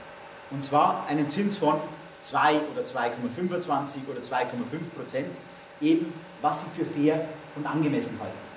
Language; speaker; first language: German; native; German